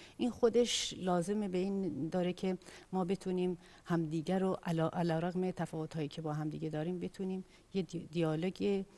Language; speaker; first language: Persian; non-native, local second language; Kurdish